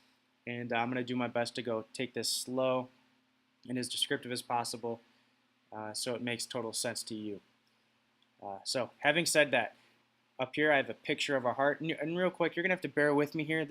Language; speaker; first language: English; native; English